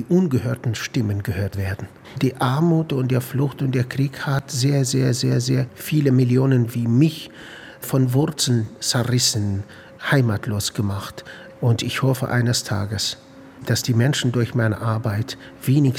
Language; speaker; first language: German; non-native, fluent; Arabic